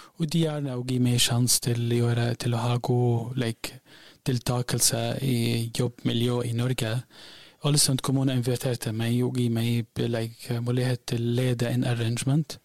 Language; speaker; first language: Norwegian; non-native, learner; Arabic